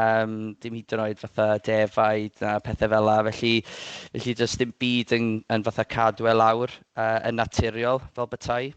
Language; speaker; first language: Welsh; native; Welsh